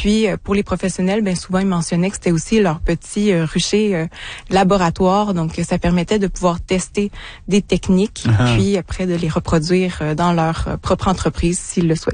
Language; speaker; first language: French; native; French